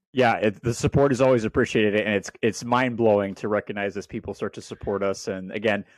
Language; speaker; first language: English; native; English